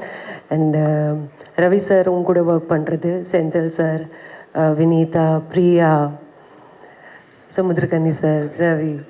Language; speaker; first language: Tamil; non-native, fluent; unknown